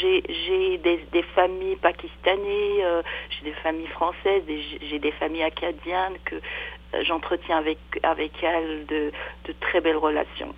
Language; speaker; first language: French; non-native, local second language; Arabic